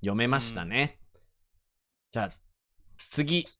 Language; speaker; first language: Japanese; non-native, fluent; English